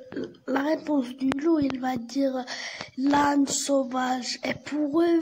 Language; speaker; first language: French; non-native, learner; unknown